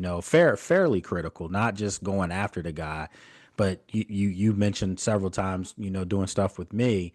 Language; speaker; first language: English; native; English